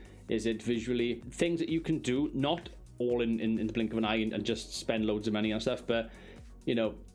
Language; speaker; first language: English; native; English